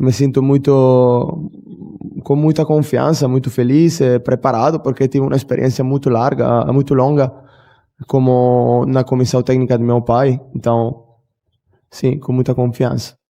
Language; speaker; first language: Portuguese; non-native, fluent; Italian